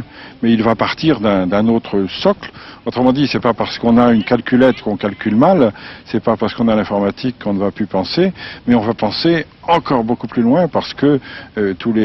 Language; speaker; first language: French; native; French